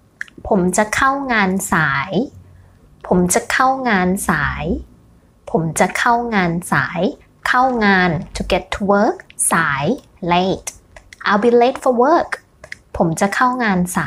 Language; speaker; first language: Thai; native; Thai